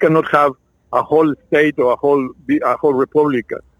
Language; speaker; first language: English; non-native, fluent; French